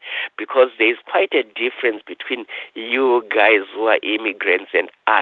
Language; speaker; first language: English; non-native, local second language; Shona